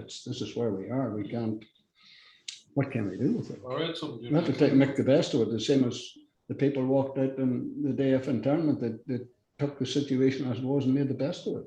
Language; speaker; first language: English; native; English